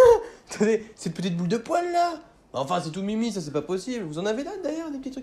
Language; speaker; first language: French; native; French